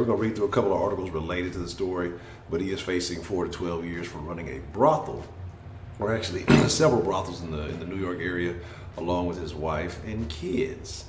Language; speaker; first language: English; native; English